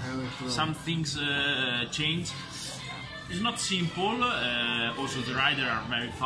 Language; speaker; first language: English; non-native, fluent; Italian